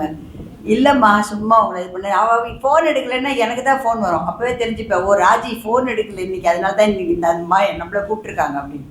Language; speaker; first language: Tamil; native; Tamil